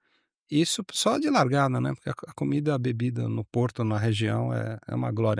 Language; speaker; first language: Portuguese; native; Portuguese